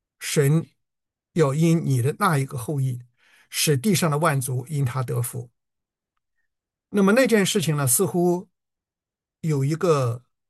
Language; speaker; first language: Chinese; native; Chinese